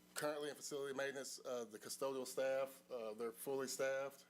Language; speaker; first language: English; native; English